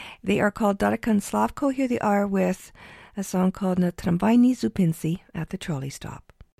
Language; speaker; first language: English; early bilingual, other home language; Ukrainian